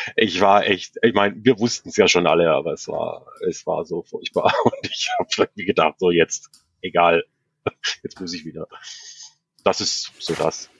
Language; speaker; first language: German; native; German